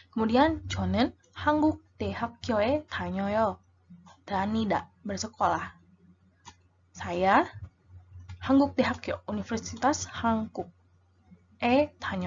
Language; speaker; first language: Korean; non-native, fluent; Indonesian